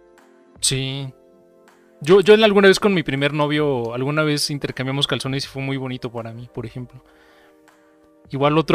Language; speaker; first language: Spanish; native; Spanish